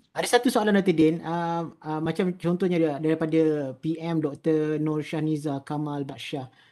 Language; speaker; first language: Malay; native; Malay